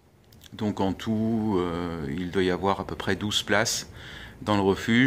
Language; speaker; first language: French; native; French